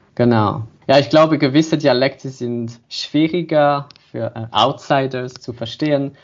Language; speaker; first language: German; non-native, fluent; French